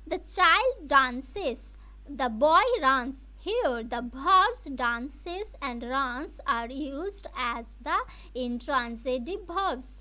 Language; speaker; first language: English; non-native, local second language; Bangla